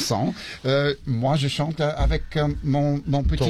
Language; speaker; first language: French; early bilingual, heritage; English